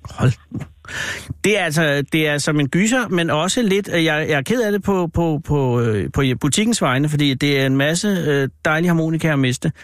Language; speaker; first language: Danish; native; Danish